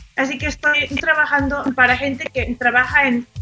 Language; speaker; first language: Spanish; early bilingual, other home language; English